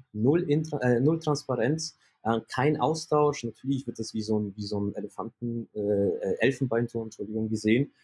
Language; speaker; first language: German; early bilingual, other home language; Polish